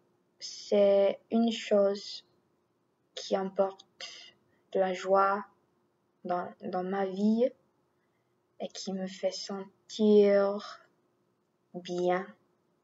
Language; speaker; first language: French; non-native, learner; English